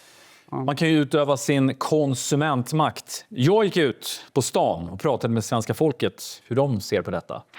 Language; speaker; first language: Swedish; native; Swedish